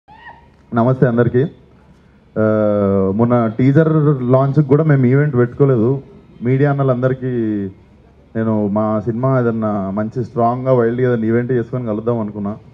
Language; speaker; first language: Telugu; native; Telugu